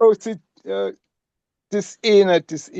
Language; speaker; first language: Arabic; non-native, learner; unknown